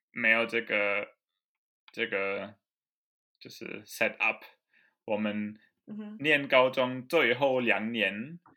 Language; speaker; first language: Chinese; non-native, fluent; German